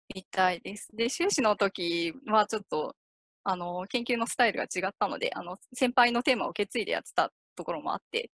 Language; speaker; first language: Japanese; native; Japanese